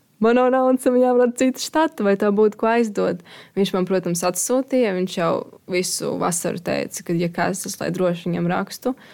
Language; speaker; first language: Latvian; native; Latvian